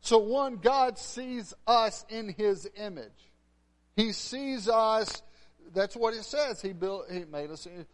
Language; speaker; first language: English; native; English